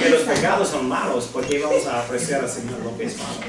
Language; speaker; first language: Spanish; non-native, fluent; English